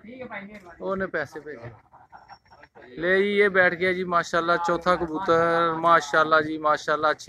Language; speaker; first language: Hindi; non-native, local second language; Punjabi